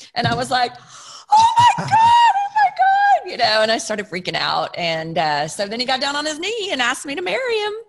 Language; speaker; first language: English; native; English